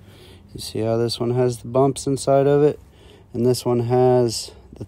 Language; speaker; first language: English; native; English